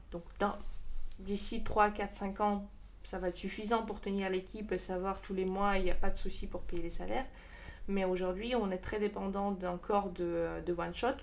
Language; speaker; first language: French; non-native, fluent; Russian